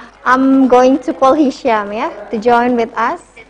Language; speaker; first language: English; non-native, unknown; Indonesian